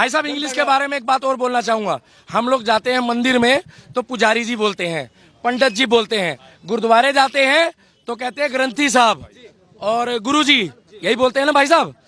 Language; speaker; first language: Hindi; native; Hindi